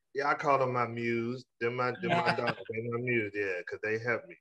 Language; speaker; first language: English; native; English